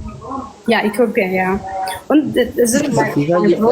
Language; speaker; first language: German; non-native, learner; Oromo